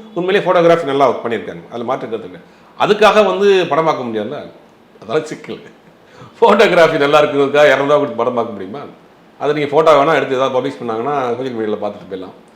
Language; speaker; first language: Tamil; native; Tamil